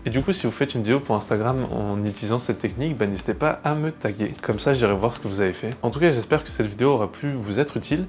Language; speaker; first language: French; native; French